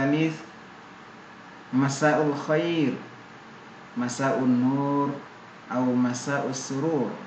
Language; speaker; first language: Arabic; non-native, fluent; Indonesian